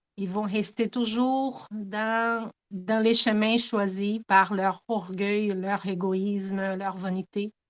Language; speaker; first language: French; non-native, fluent; Portuguese